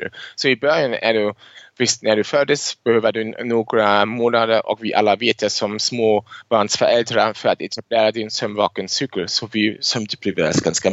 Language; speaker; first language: Swedish; non-native, fluent; German